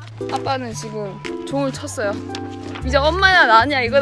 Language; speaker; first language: Korean; native; Korean